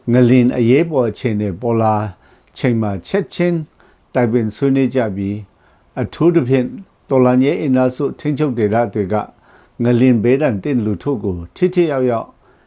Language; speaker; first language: Burmese; non-native, local second language; Kachin